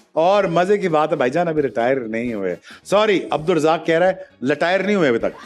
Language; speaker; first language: Urdu; non-native, local second language; Punjabi